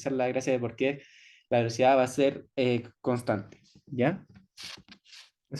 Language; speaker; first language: Spanish; native; Spanish